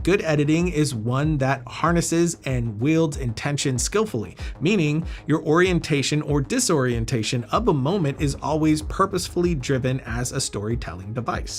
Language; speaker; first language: English; native; English